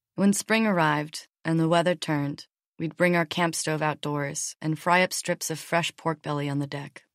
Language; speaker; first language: English; native; English